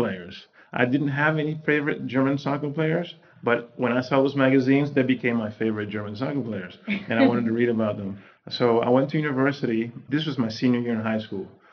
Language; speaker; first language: English; non-native, fluent; Spanish